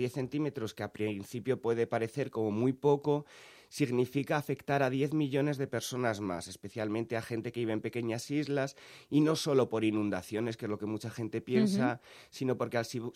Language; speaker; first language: Spanish; native; Spanish